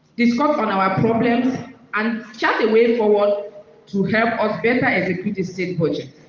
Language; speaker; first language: English; native; English